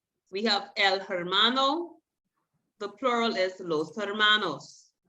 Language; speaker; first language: Spanish; non-native, fluent; English